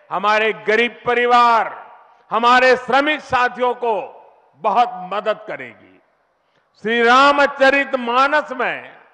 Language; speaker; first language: Hindi; non-native, local second language; Gujarati